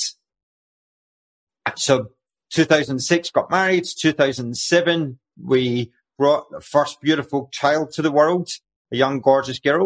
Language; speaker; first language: English; native; English